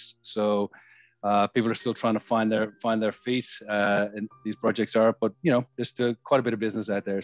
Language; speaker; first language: English; native; English